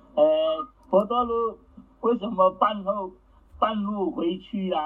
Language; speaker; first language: Chinese; native; Chinese